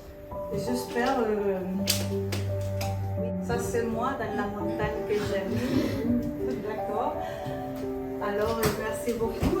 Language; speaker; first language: French; non-native, fluent; Spanish